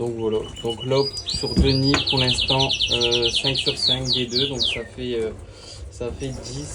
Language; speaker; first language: French; native; French